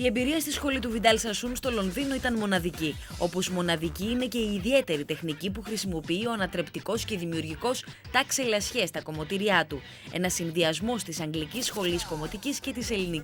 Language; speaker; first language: Greek; native; Greek